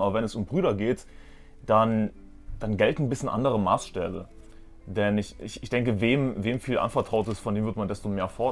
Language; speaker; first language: German; native; German